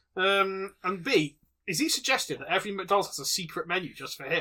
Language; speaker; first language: English; native; English